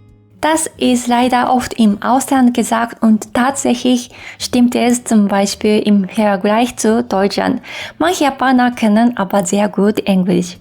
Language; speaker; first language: German; non-native, fluent; Japanese